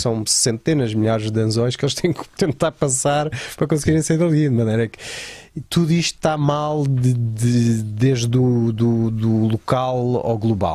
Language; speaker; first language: Portuguese; native; Portuguese